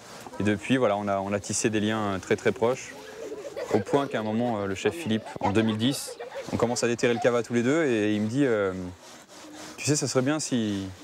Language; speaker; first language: French; native; French